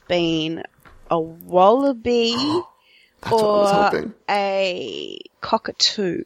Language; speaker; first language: English; native; English